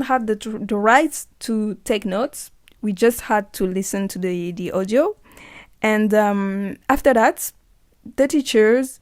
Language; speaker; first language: English; non-native, learner; French